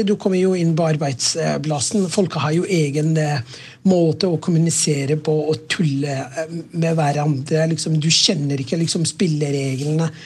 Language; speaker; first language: Norwegian; non-native, fluent; Somali